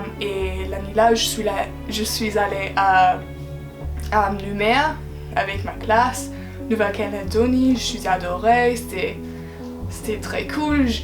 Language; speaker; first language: French; non-native, fluent; English